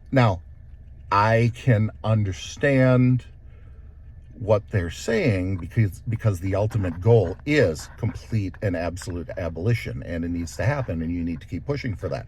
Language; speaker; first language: English; native; English